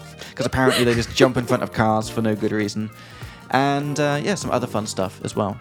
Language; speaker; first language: English; native; English